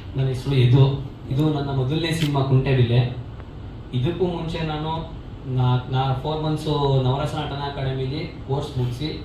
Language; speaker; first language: Kannada; native; Kannada